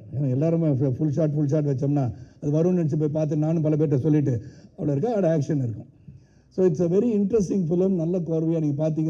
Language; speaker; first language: Tamil; native; Tamil